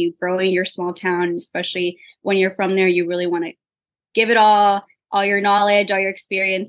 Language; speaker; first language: English; early bilingual, other home language; Spanish